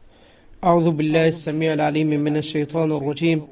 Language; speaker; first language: Arabic; native; Arabic